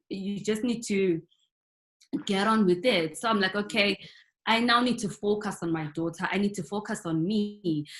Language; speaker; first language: English; non-native, local second language; North Ndebele